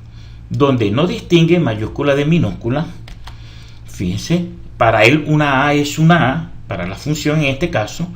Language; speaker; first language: Spanish; native; Spanish